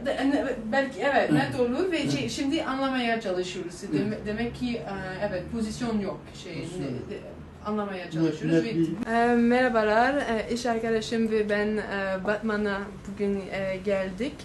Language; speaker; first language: Turkish; non-native, learner; English